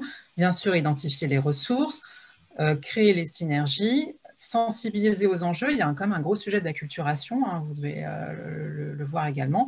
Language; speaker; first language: French; native; French